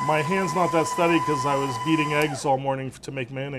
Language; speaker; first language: English; native; English